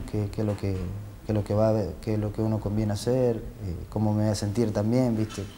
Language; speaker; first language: Spanish; native; Spanish